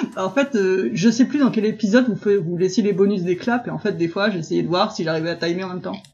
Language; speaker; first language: French; native; French